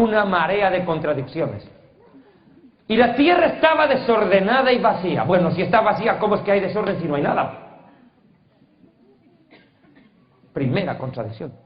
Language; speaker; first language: Spanish; native; Spanish